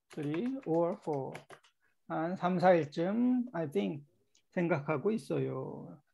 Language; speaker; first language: Korean; native; Korean